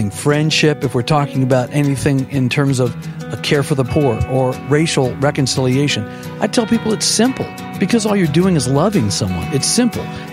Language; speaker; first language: English; native; English